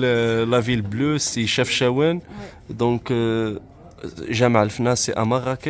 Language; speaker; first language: French; non-native, learner; Arabic